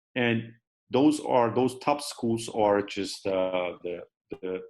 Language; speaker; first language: English; non-native, fluent; Turkish